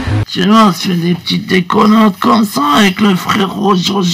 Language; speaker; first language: French; native; French